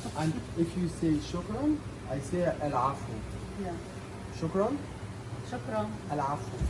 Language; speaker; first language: English; non-native, learner; Arabic